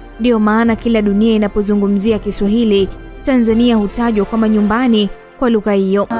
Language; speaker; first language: Swahili; native; Swahili